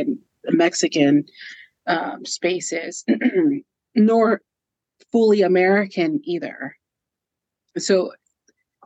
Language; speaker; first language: English; native; English